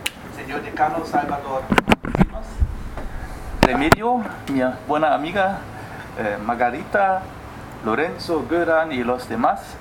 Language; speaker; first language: Spanish; non-native, fluent; German